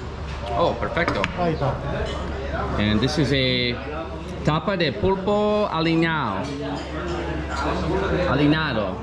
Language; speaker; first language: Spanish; non-native, learner; English